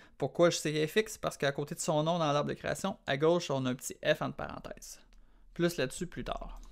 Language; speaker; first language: French; native; French